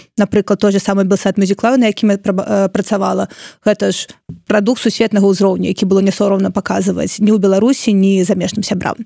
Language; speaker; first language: Belarusian; non-native, local second language; Russian